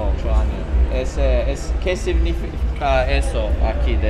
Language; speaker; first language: Spanish; non-native, learner; Turkish